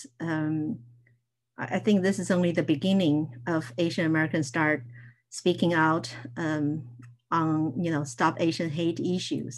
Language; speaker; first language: English; non-native, fluent; Chinese